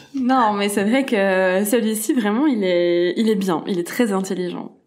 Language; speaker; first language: French; native; French